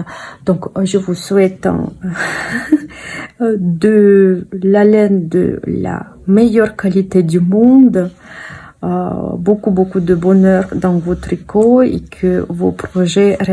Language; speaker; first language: French; non-native, fluent; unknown